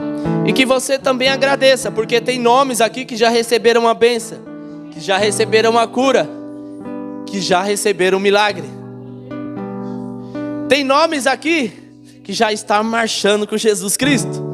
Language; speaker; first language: Portuguese; native; Portuguese